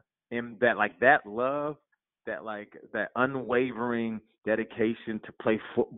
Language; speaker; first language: English; native; English